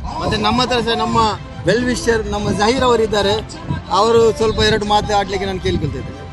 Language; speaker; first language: Kannada; non-native, local second language; Badaga